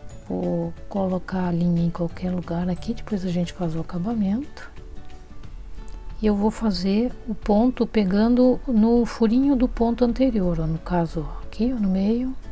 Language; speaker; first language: Portuguese; native; Portuguese